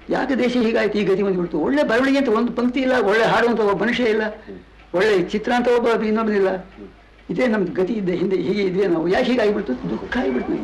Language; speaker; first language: Kannada; non-native, local second language; Tamil